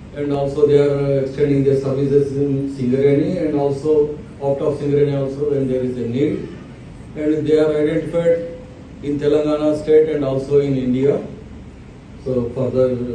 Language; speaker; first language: English; non-native, local second language; Telugu